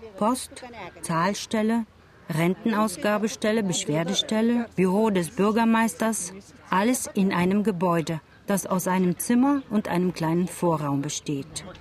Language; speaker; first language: German; non-native, fluent; Bulgarian